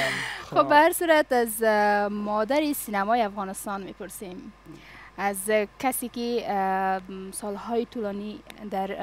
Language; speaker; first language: Persian; native; Persian